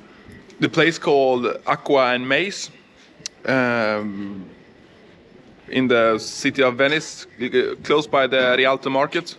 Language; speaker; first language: English; non-native, fluent; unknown